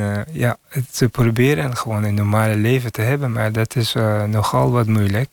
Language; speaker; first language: Dutch; non-native, fluent; Persian